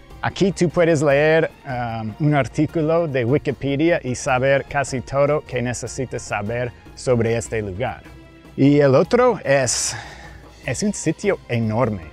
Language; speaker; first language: Spanish; non-native, fluent; English